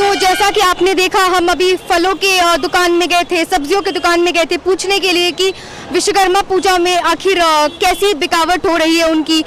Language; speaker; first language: Hindi; native; Hindi